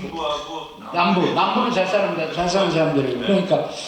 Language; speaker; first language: Korean; native; Korean